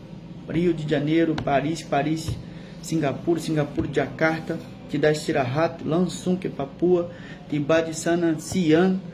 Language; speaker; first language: Indonesian; non-native, fluent; Portuguese